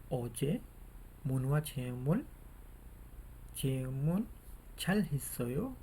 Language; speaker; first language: Korean; non-native, learner; Urdu